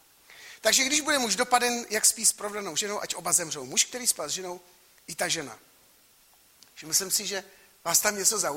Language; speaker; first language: Czech; native; Czech